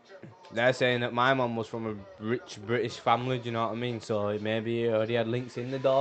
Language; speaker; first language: English; native; English